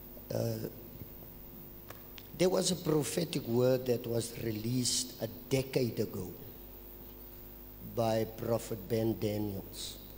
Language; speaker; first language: English; non-native, local second language; Afrikaans